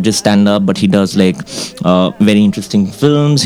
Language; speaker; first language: English; non-native, local second language; Hindi